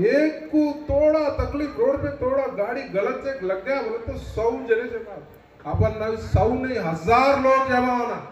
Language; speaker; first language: Hindi; non-native, local second language; Telugu